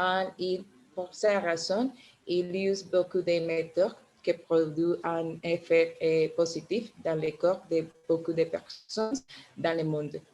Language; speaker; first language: French; non-native, learner; Spanish